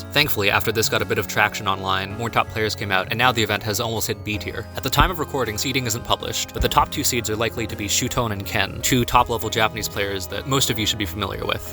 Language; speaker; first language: English; native; English